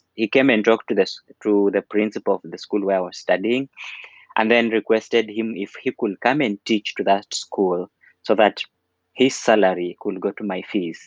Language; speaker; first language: English; non-native, local second language; Luyia